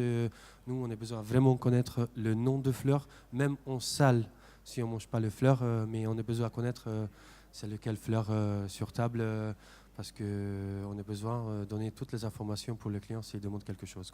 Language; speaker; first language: French; non-native, fluent; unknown